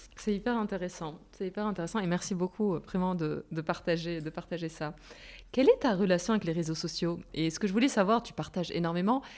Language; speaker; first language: French; native; French